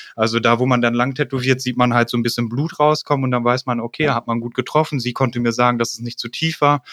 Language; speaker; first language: German; native; German